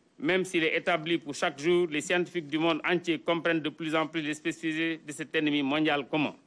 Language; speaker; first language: French; non-native, local second language; Wolof